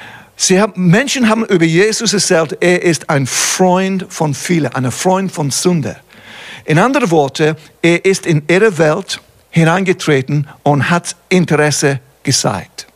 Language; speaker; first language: German; non-native, fluent; English